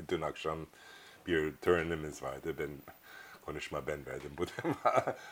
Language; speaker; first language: Turkish; non-native, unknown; English